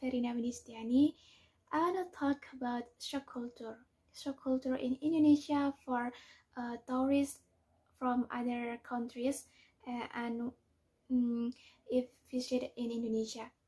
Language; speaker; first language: English; non-native, learner; Indonesian